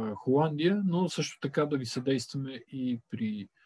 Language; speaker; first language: Bulgarian; native; Bulgarian